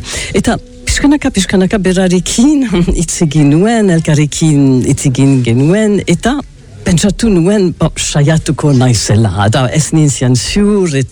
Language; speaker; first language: Basque; non-native, learner; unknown